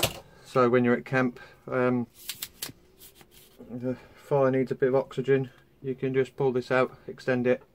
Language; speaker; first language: English; native; English